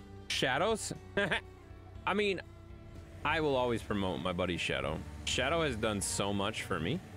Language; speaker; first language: English; native; English